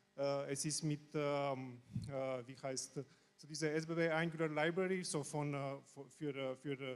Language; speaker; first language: German; non-native, learner; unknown